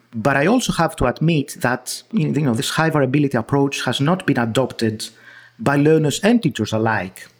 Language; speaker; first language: English; non-native, fluent; Greek